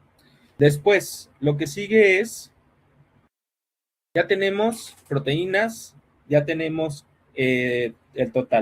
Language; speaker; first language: Spanish; native; Spanish